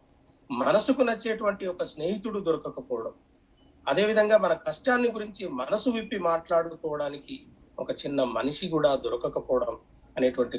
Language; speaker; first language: Telugu; native; Telugu